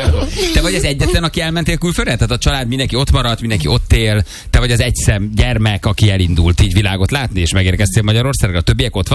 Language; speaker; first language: Hungarian; native; Hungarian